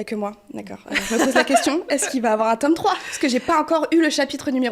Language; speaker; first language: French; early bilingual, other home language; Portuguese